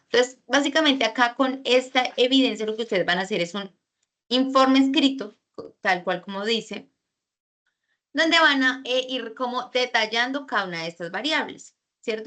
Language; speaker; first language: Spanish; native; Spanish